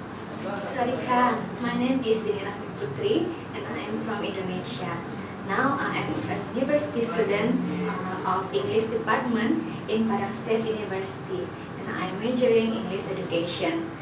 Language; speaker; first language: English; non-native, learner; Indonesian